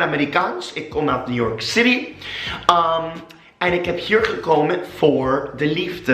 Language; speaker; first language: Dutch; non-native, learner; English